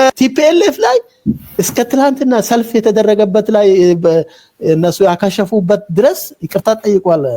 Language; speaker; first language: Amharic; non-native, local second language; Oromo